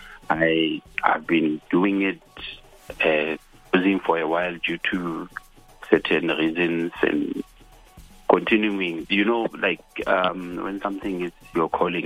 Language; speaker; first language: English; non-native, local second language; Tswana